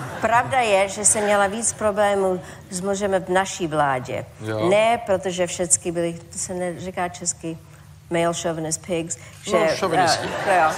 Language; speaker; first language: Czech; early bilingual, heritage; Czech